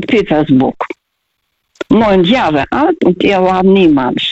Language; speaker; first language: German; non-native, fluent; Russian